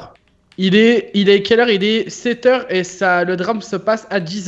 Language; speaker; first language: French; native; French